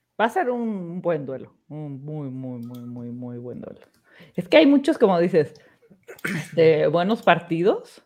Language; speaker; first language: Spanish; early bilingual, heritage; Spanish